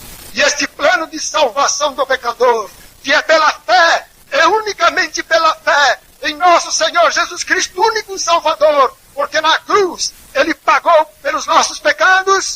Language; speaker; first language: Portuguese; native; Portuguese